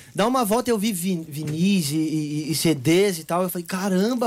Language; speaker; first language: Portuguese; native; Portuguese